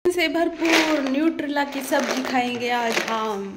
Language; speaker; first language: Hindi; non-native, local second language; Marathi